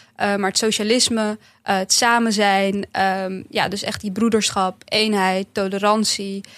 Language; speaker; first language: Dutch; early bilingual, other home language; Bosnian